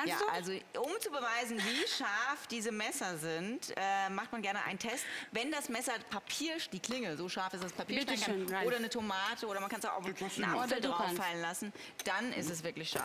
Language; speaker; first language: German; native; German